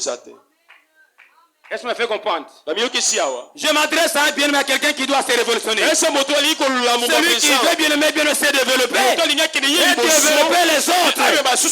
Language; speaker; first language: French; non-native, local second language; Lingala